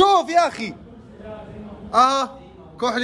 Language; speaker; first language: Arabic; native; Arabic